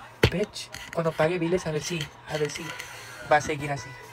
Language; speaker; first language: Spanish; early bilingual, heritage; Spanish